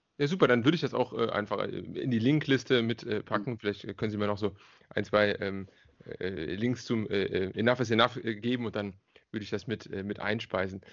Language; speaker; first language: German; native; German